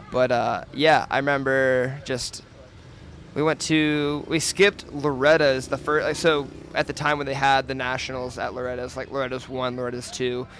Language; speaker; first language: English; native; English